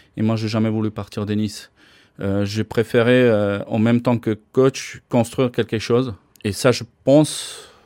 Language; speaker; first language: French; non-native, fluent; Slovak